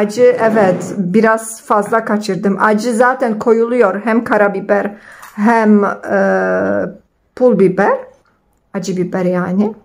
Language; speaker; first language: Turkish; non-native, fluent; Polish